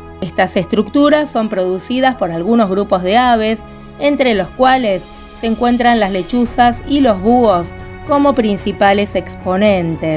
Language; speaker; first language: Spanish; native; Spanish